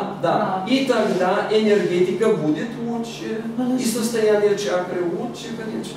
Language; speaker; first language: Russian; non-native, fluent; Bulgarian